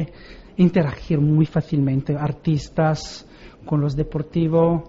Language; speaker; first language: Spanish; non-native, learner; Italian